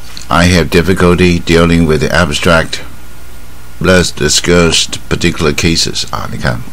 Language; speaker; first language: English; non-native, fluent; Chinese